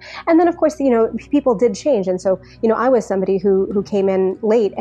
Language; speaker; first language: English; native; English